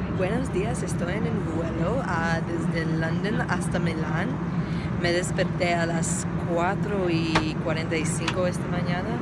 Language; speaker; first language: Spanish; non-native, learner; English